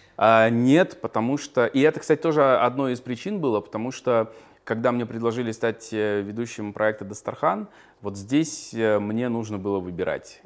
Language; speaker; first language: Russian; native; Russian